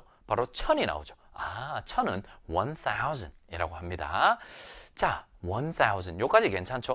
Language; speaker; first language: Korean; native; Korean